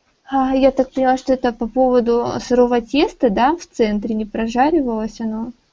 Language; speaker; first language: Russian; native; Russian